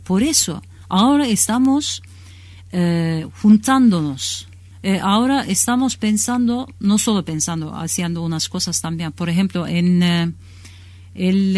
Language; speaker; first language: Spanish; non-native, learner; Kurdish